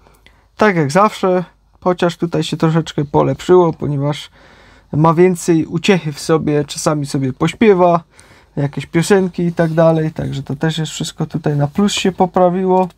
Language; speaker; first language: Polish; native; Polish